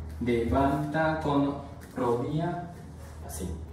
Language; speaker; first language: Spanish; non-native, learner; Japanese